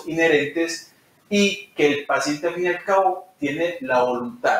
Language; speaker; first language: Spanish; native; Spanish